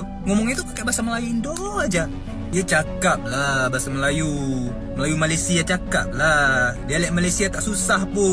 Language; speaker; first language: Indonesian; non-native, fluent; Thai